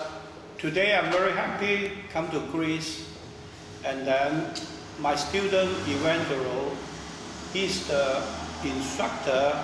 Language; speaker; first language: English; non-native, learner; Chinese